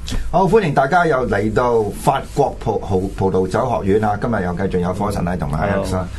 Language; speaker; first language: Cantonese; native; Cantonese